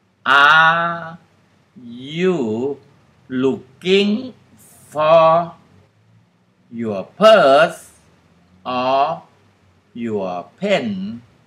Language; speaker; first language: English; non-native, fluent; Thai